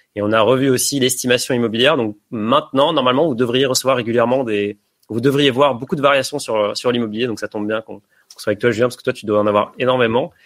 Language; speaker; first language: French; native; French